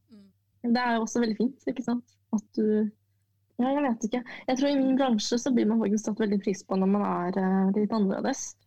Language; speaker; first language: Norwegian; early bilingual, other home language; Chinese